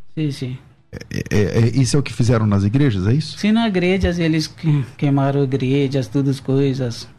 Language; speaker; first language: Portuguese; non-native, learner; Urdu